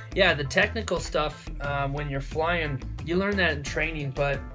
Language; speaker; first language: English; native; English